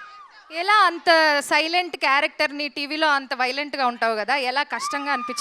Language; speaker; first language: Telugu; native; Telugu